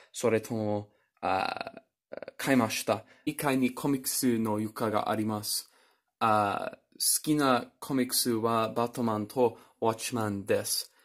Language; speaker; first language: Japanese; non-native, learner; English